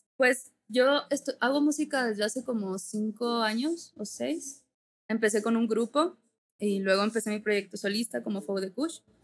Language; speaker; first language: Spanish; native; Spanish